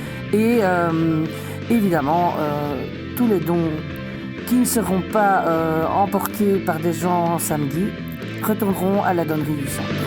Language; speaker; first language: French; native; French